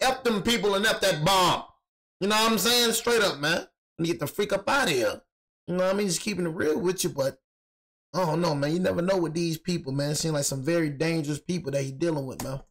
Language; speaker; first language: English; native; English